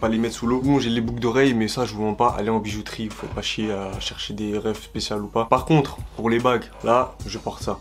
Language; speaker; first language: French; native; French